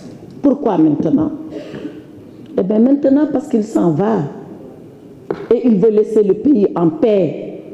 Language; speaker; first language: French; non-native, local second language; Wolof